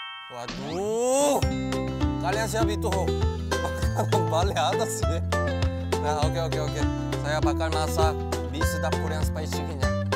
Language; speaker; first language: Indonesian; non-native, learner; Korean